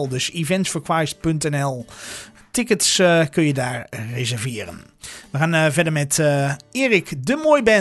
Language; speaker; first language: Dutch; native; Dutch